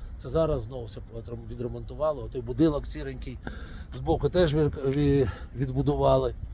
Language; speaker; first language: Ukrainian; non-native, local second language; Russian